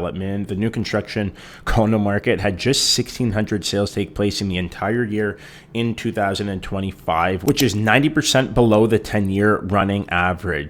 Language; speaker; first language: English; native; English